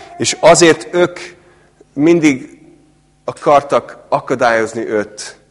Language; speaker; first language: Hungarian; non-native, fluent; English